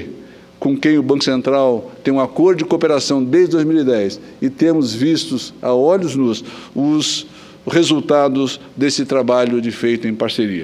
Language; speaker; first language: Portuguese; native; Portuguese